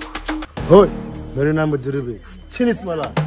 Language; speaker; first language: Nepali; non-native, learner; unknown